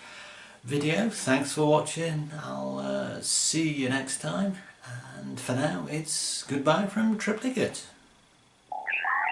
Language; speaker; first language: English; native; English